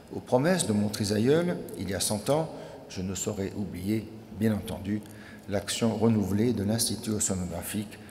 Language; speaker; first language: French; native; French